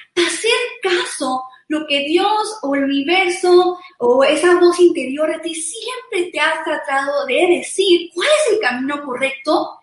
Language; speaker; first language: Spanish; early bilingual, heritage; Spanish